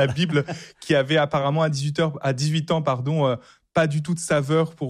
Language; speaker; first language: French; native; French